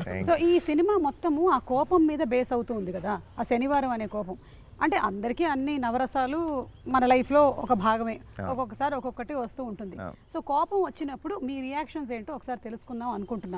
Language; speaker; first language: Telugu; native; Telugu